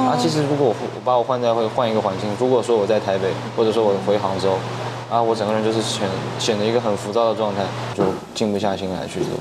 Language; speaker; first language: Chinese; native; Chinese